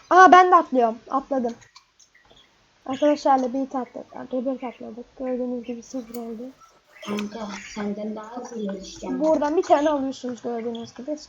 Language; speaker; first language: Turkish; native; Turkish